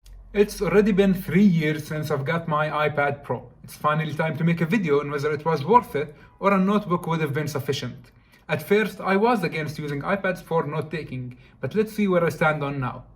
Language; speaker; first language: English; non-native, fluent; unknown